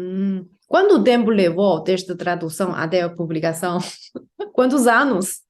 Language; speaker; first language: Portuguese; non-native, fluent; Chinese